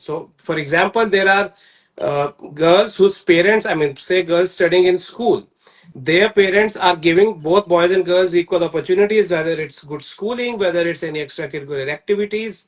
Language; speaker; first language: English; non-native, local second language; Hindi